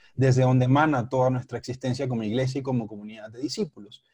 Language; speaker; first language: Spanish; native; Spanish